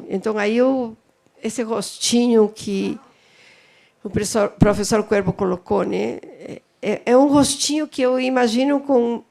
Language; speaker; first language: Portuguese; non-native, fluent; Spanish